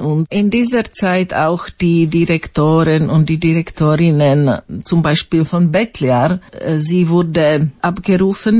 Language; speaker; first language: German; non-native, fluent; Slovak